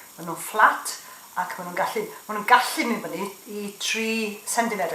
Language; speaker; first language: Welsh; native; Welsh